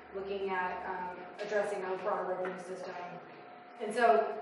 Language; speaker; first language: English; native; English